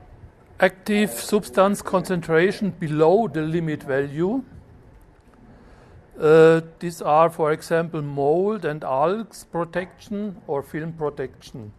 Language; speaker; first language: English; non-native, fluent; German